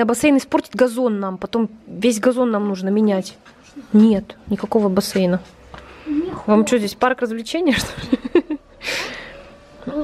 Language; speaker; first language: Russian; native; Russian